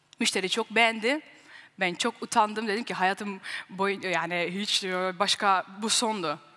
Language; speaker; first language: Turkish; early bilingual, heritage; Turkish